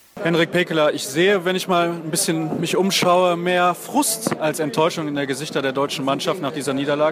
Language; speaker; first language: German; native; German